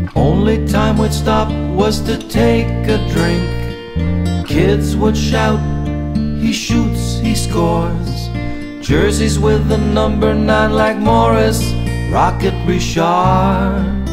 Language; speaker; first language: English; native; English